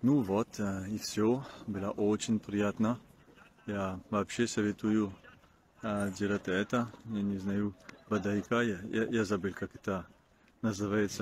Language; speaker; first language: Russian; non-native, learner; French